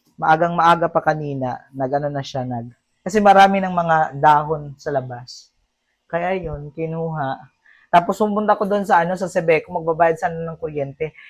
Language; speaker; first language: Filipino; native; Filipino